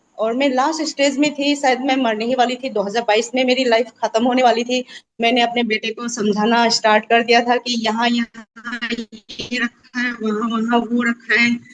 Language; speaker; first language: Hindi; non-native, local second language; Assamese